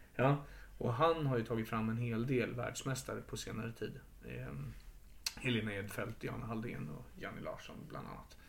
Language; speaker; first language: Swedish; native; Swedish